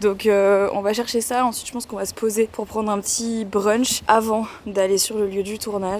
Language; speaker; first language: French; native; French